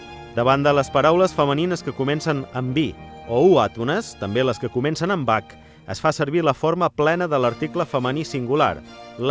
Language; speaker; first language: Catalan; native; Catalan